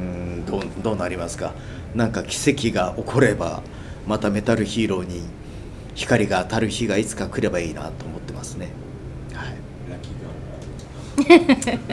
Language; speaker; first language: Japanese; native; Japanese